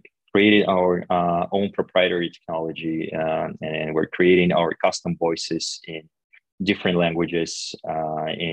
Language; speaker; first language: English; non-native, fluent; Russian